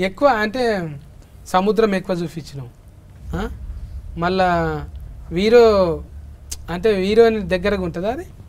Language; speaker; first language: Telugu; native; Telugu